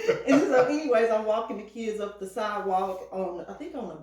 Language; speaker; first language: English; native; English